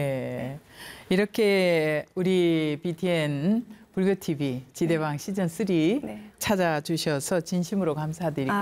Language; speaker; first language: Korean; native; Korean